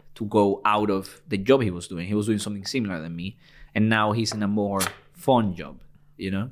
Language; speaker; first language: English; non-native, fluent; Spanish